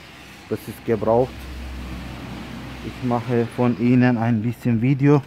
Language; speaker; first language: German; non-native, learner; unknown